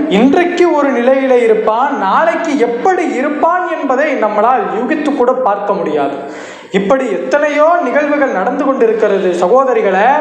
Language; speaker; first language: Tamil; non-native, local second language; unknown